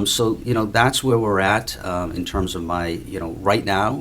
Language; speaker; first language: English; native; English